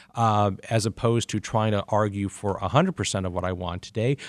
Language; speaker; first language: English; native; English